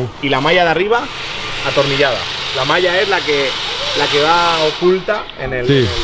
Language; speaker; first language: Spanish; native; Spanish